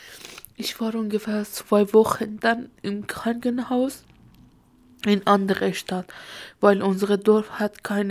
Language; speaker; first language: German; non-native, learner; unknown